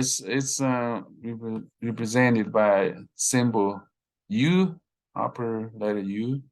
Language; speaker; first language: English; non-native, fluent; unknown